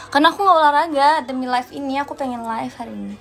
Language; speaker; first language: Indonesian; early bilingual, other home language; Japanese